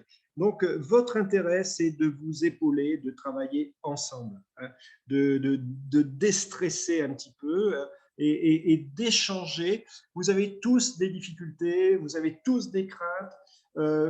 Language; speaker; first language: French; native; French